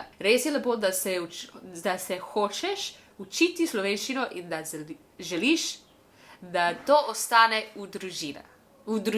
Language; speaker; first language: Slovenian; non-native, learner; English